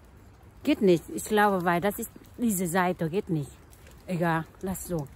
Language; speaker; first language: German; non-native, learner; Vietnamese